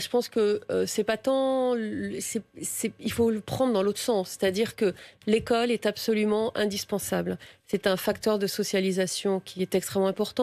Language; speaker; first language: French; native; French